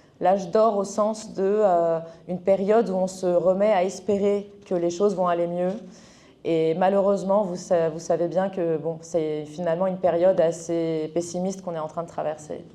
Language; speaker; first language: French; early bilingual, other home language; Arabic